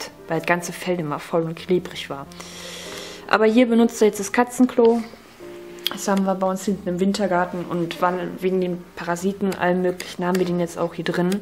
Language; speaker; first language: German; native; German